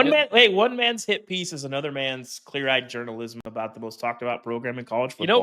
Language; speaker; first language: English; native; English